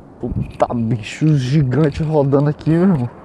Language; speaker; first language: Portuguese; native; Portuguese